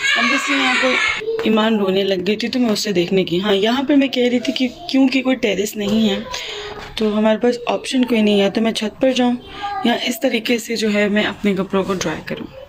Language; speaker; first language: Urdu; native; Urdu